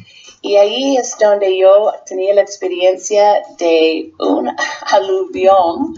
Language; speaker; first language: Spanish; non-native, fluent; English